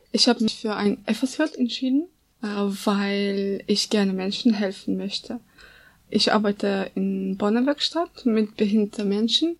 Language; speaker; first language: German; non-native, learner; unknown